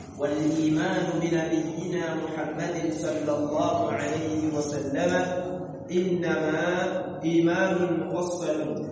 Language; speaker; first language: Arabic; non-native, fluent; Swahili